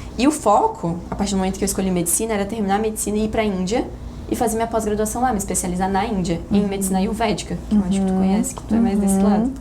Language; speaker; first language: Portuguese; native; Portuguese